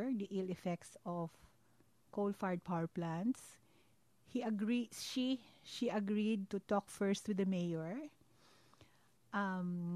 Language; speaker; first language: English; non-native, local second language; Hiligaynon